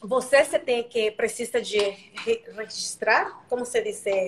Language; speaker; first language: Portuguese; non-native, learner; Spanish